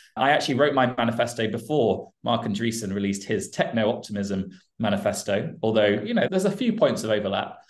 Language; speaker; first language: English; native; English